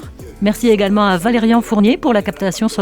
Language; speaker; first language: French; native; French